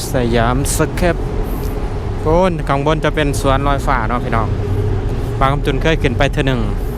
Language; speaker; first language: Thai; native; Thai